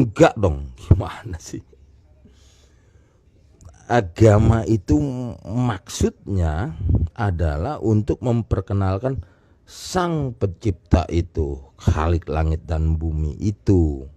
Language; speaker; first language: Indonesian; native; Indonesian